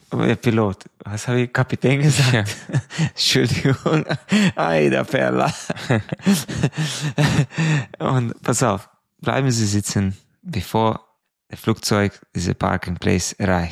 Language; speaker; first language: German; non-native, fluent; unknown